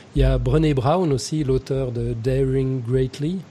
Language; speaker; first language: French; native; French